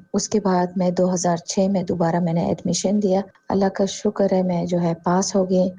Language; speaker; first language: Urdu; non-native, fluent; Tajik